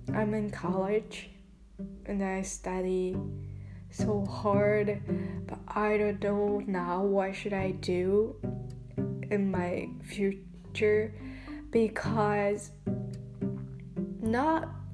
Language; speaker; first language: English; non-native, learner; Japanese